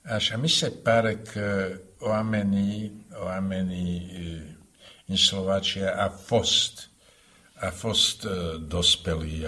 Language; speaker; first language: Romanian; non-native, fluent; Slovak